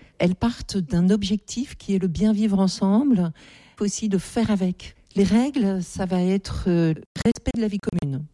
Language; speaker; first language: French; native; French